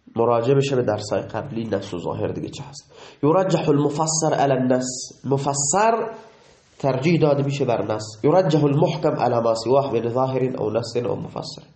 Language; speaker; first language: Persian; non-native, local second language; Baluchi